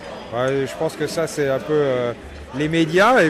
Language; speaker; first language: French; native; French